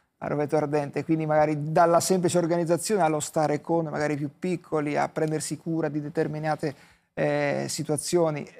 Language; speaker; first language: Italian; native; Italian